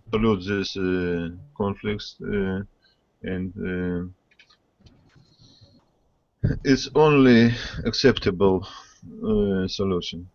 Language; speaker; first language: English; non-native, learner; Russian